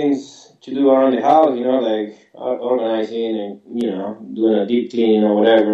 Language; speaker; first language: English; non-native, fluent; Spanish